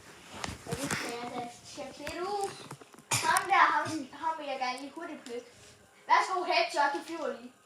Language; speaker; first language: Danish; native; Danish